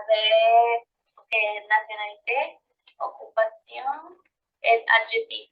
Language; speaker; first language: French; non-native, learner; Spanish